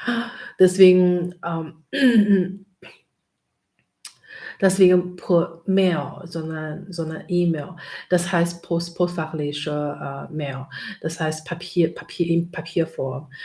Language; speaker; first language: German; non-native, learner; Chinese